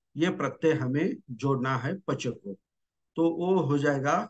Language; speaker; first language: Hindi; non-native, local second language; Marathi